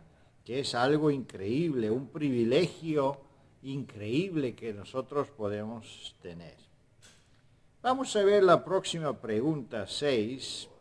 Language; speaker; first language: Spanish; non-native, fluent; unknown